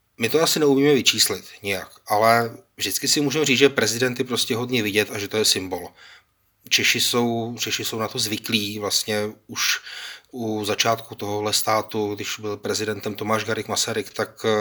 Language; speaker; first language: Czech; native; Czech